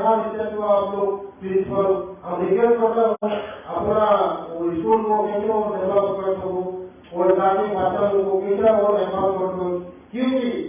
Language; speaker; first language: Hindi; non-native, local second language; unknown